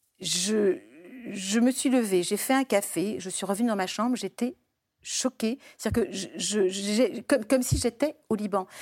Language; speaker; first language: French; early bilingual, other home language; Arabic